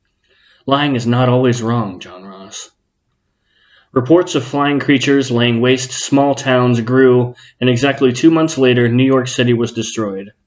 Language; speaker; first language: English; native; English